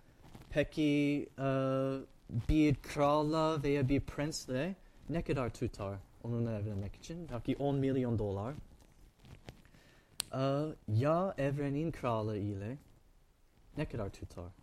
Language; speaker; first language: Turkish; non-native, fluent; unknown